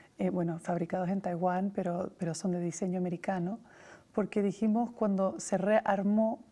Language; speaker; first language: Spanish; native; Spanish